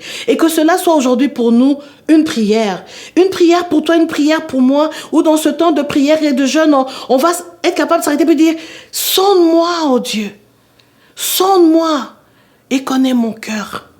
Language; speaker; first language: French; native; French